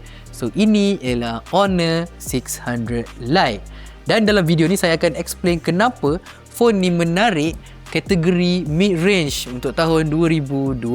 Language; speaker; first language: Malay; native; Malay